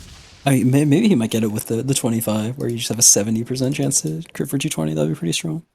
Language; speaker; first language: English; native; English